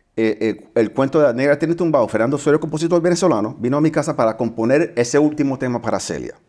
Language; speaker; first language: Spanish; early bilingual, heritage; Spanish